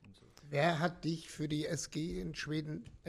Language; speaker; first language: German; native; German